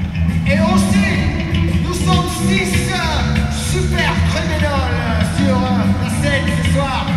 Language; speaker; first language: French; non-native, learner; English